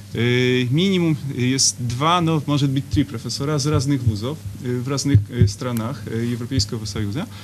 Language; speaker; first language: Russian; non-native, fluent; Polish